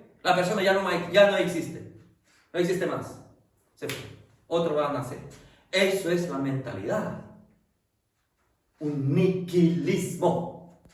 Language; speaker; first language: Spanish; non-native, fluent; French